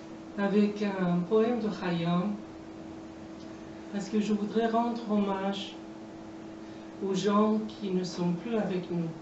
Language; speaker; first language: French; non-native, fluent; Persian